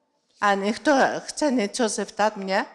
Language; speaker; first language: Czech; non-native, learner; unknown